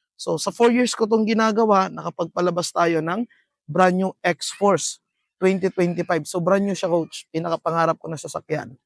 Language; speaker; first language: Filipino; non-native, local second language; Iloko